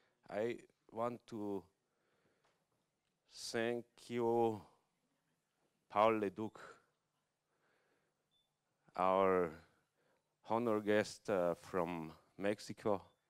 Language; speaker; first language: English; non-native, learner; German